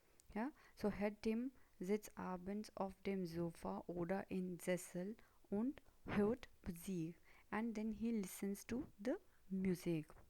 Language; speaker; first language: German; non-native, fluent; Hindi